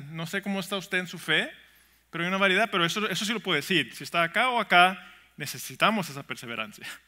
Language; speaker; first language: Spanish; early bilingual, heritage; Spanish